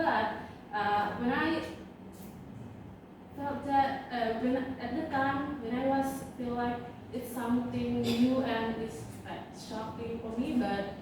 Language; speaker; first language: English; non-native, learner; Indonesian